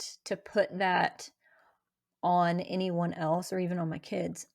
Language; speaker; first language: English; native; English